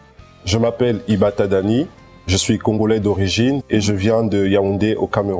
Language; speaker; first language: French; non-native, local second language; Lingala